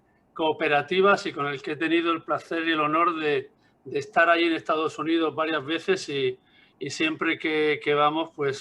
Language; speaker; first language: Spanish; native; Spanish